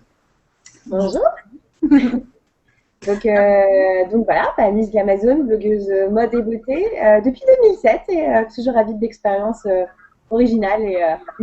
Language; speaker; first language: French; native; French